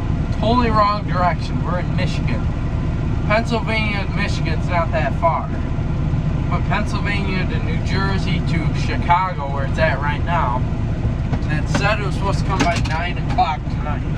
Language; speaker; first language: English; native; English